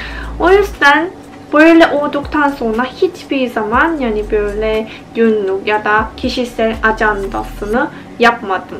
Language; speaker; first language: Turkish; non-native, fluent; Korean